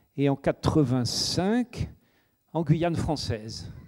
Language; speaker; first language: French; native; French